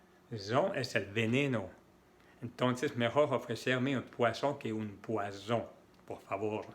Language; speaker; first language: Spanish; non-native, fluent; French